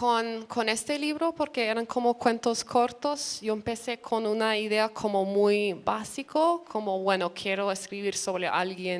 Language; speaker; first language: Spanish; early bilingual, other home language; English